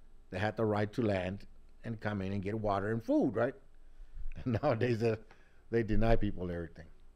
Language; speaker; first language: English; early bilingual, other home language; Spanish